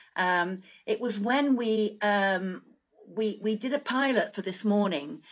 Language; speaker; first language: English; native; English